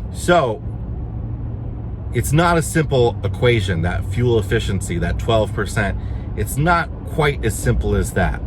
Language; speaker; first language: English; native; English